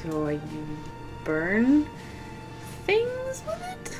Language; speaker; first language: English; native; English